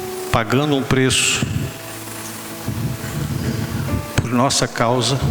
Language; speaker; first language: Portuguese; native; Portuguese